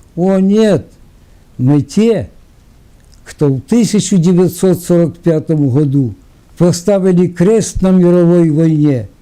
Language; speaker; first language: Russian; non-native, local second language; Ukrainian